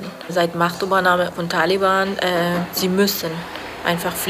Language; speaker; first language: German; non-native, fluent; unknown